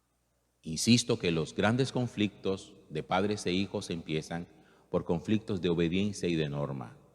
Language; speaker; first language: Spanish; native; Spanish